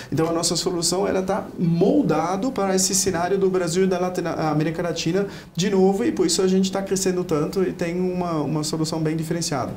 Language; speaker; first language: Portuguese; non-native, fluent; German